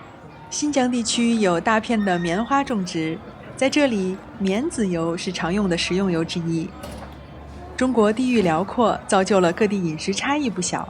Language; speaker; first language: Chinese; native; Chinese